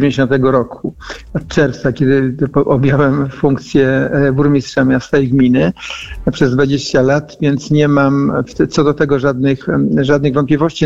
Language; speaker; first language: Polish; native; Polish